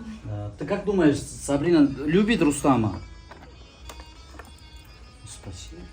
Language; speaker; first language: Russian; non-native, learner; Tajik